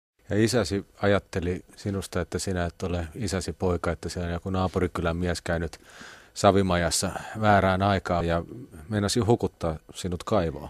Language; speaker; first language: Finnish; native; Finnish